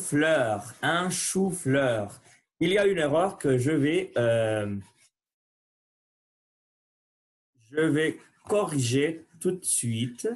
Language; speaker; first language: French; non-native, learner; Spanish